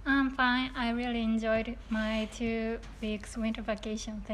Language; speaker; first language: English; non-native, learner; Japanese